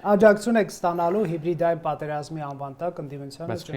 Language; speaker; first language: Armenian; native; Armenian